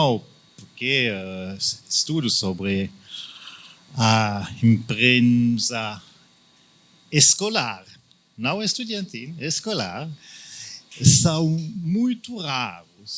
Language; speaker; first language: Portuguese; non-native, learner; French